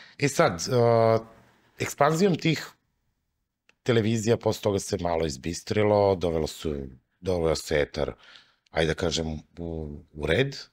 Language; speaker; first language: Serbian; native; Serbian